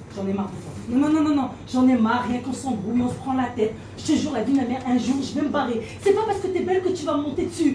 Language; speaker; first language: French; native; French